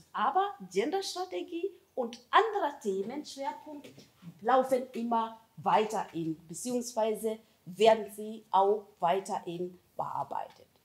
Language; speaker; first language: German; non-native, fluent; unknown